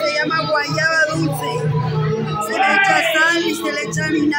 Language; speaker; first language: Spanish; native; Spanish